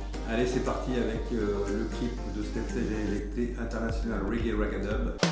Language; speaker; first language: French; native; French